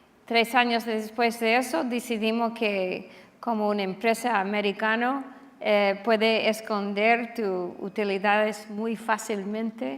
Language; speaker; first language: Spanish; non-native, fluent; English